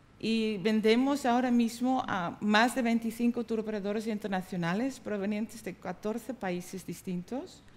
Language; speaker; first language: Spanish; non-native, fluent; Dutch